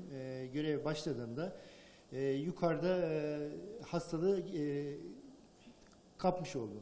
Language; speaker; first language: Turkish; non-native, fluent; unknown